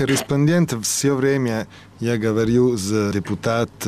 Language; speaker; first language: Russian; non-native, learner; Italian